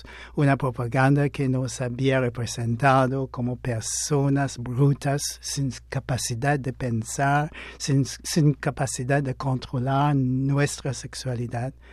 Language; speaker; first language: Spanish; non-native, fluent; English